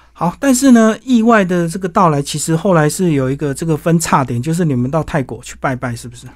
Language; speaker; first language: Chinese; native; Chinese